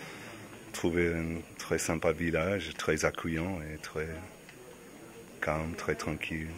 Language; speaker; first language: French; non-native, learner; English